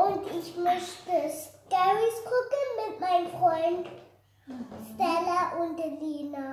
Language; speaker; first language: German; early bilingual, other home language; English